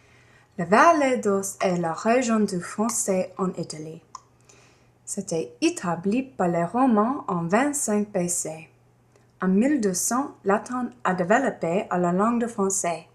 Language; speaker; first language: French; non-native, learner; English